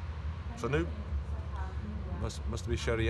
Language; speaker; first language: Swedish; non-native, learner; English